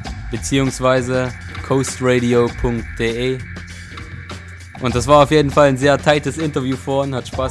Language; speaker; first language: German; native; German